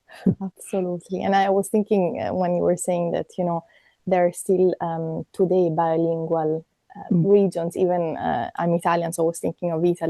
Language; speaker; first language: English; non-native, fluent; Italian